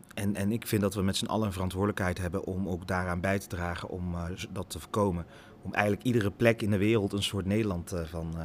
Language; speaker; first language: Dutch; early bilingual, other home language; Lingala